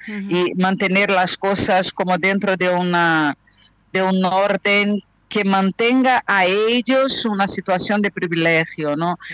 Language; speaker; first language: Spanish; non-native, fluent; Portuguese